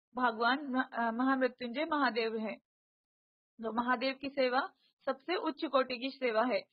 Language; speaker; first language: Hindi; non-native, local second language; Marathi